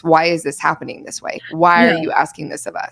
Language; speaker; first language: English; native; English